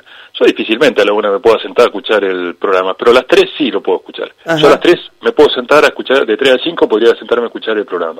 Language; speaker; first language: Spanish; native; Spanish